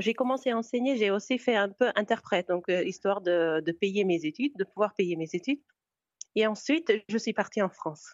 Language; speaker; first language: French; non-native, fluent; Uzbek